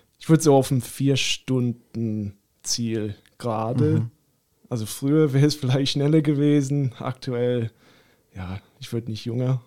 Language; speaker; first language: German; non-native, fluent; English